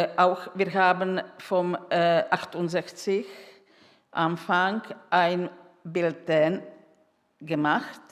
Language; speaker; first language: German; non-native, fluent; Czech